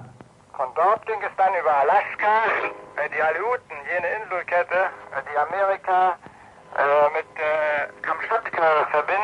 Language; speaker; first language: German; native; German